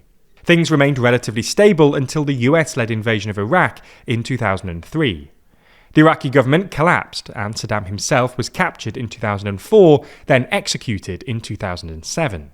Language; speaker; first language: English; native; English